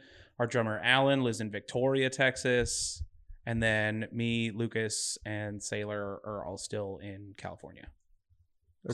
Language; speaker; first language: English; native; English